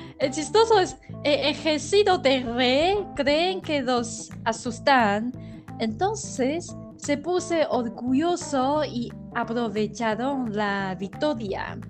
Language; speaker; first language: Spanish; non-native, learner; Chinese